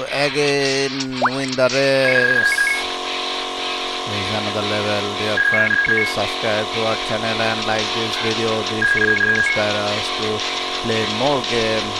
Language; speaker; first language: English; non-native, learner; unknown